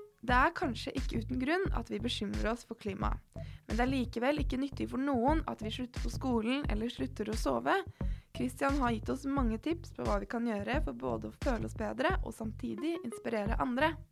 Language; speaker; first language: Norwegian; native; Norwegian